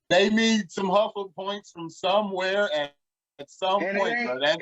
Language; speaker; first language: English; native; English